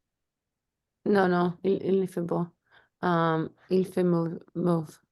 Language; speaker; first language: French; non-native, learner; Spanish